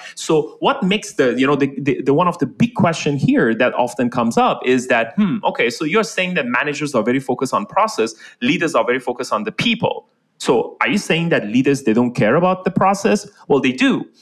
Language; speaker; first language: English; non-native, fluent; Persian